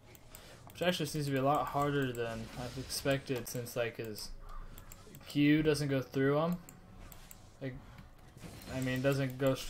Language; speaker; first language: English; native; English